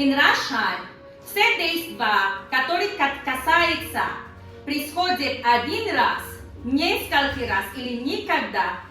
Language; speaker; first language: Russian; non-native, learner; Tajik